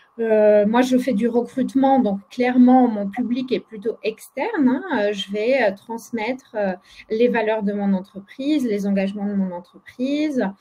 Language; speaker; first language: French; non-native, fluent; Polish